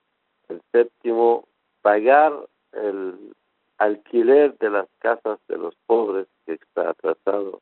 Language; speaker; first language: Spanish; non-native, fluent; Persian